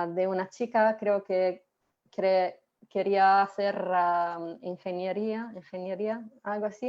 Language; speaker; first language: Spanish; non-native, fluent; Italian